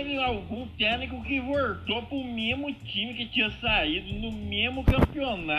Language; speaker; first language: Portuguese; native; Portuguese